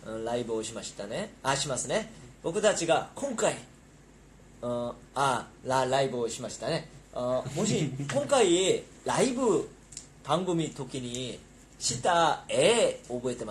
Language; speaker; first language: Japanese; non-native, learner; Korean